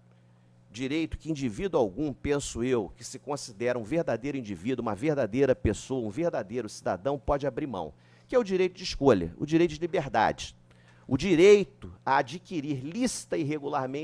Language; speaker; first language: Portuguese; native; Portuguese